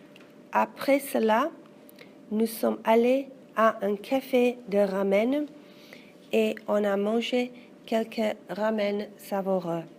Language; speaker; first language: French; non-native, learner; English